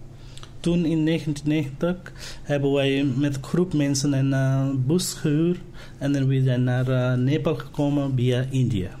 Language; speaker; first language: Dutch; non-native, learner; Nepali